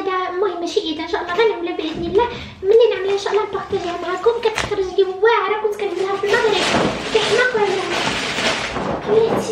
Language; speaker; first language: Arabic; native; Arabic